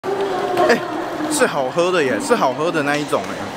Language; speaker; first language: Chinese; native; Chinese